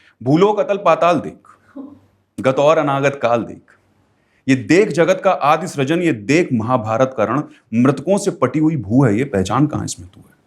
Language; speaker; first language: Hindi; native; Hindi